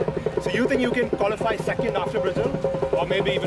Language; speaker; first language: English; native; English